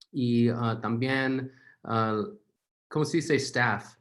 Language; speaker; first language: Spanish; non-native, learner; English